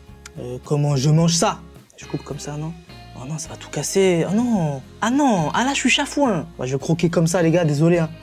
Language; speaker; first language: French; native; French